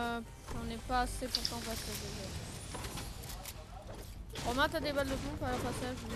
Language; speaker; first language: French; native; French